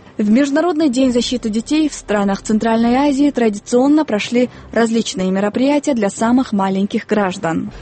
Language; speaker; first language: Russian; non-native, local second language; Kyrgyz